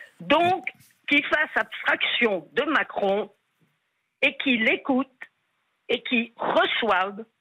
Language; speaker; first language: French; native; French